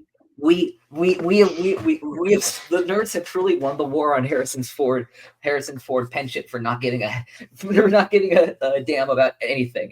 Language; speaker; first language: English; native; English